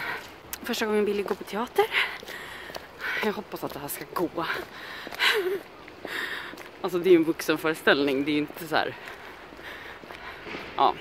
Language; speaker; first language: Swedish; native; Swedish